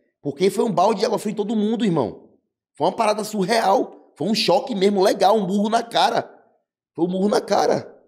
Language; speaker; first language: Portuguese; native; Portuguese